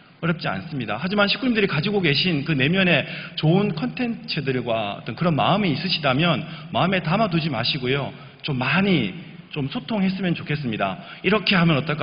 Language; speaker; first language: Korean; native; Korean